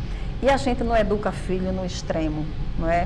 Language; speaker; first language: Portuguese; native; Portuguese